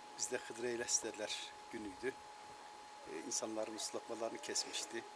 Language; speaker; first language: Turkish; non-native, local second language; Zaza